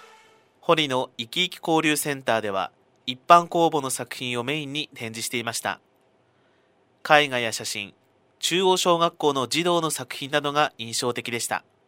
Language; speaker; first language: Japanese; native; Japanese